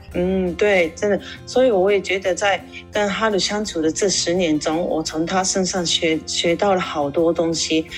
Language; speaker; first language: Chinese; non-native, fluent; Japanese